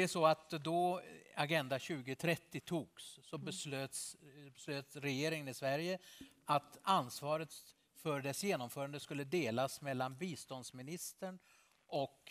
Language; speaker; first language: Swedish; native; Swedish